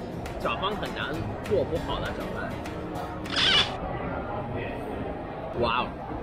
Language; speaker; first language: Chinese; non-native, fluent; Spanish